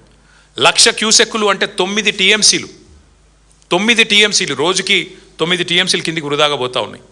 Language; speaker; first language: Telugu; native; Telugu